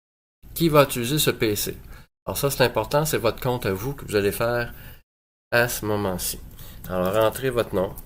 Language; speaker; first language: French; native; French